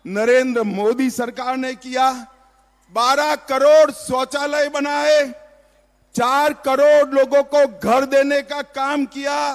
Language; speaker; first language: Hindi; non-native, local second language; Gujarati